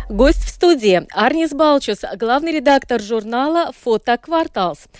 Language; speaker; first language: Russian; native; Russian